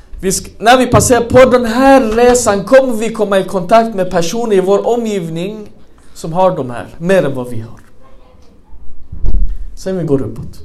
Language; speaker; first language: Swedish; non-native, fluent; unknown